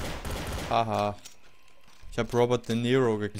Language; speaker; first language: German; native; German